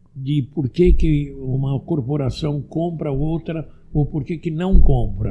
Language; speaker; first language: Portuguese; early bilingual, other home language; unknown